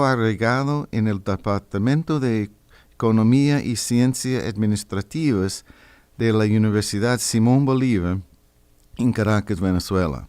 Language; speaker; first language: Spanish; non-native, fluent; English